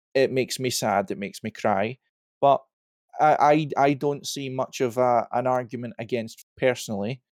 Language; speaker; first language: English; native; English